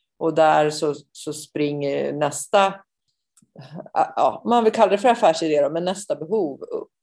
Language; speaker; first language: Swedish; native; Swedish